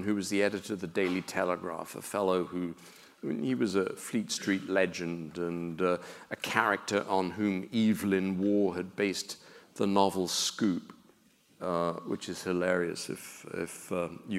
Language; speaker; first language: English; native; English